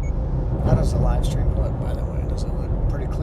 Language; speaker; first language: English; native; English